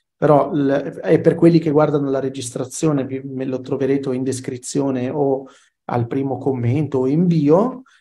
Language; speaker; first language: Italian; early bilingual, other home language; Arabic